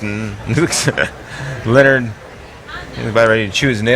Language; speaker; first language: English; native; English